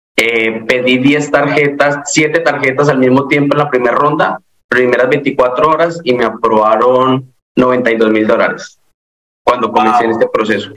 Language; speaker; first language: Spanish; native; Spanish